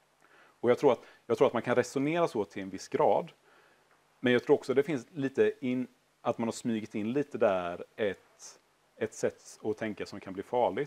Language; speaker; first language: Swedish; native; Swedish